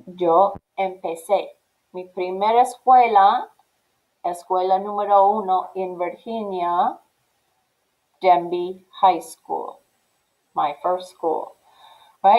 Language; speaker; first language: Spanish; non-native, fluent; English